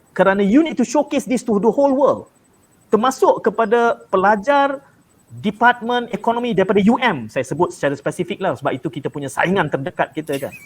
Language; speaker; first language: Malay; native; Malay